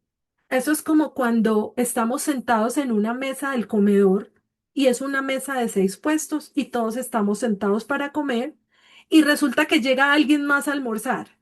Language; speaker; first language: Spanish; native; Spanish